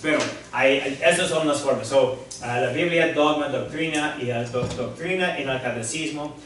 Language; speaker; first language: Spanish; non-native, fluent; English